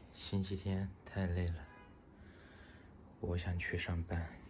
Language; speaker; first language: Chinese; native; Chinese